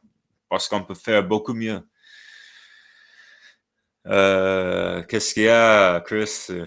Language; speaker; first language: French; non-native, fluent; English